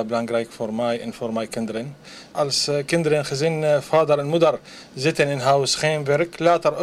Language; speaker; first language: Dutch; non-native, learner; Arabic